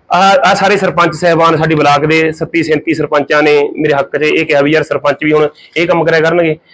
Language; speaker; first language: Punjabi; native; Punjabi